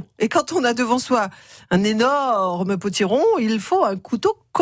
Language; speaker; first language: French; native; French